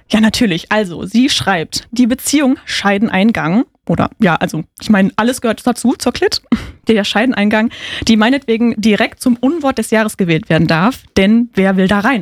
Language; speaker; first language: German; native; German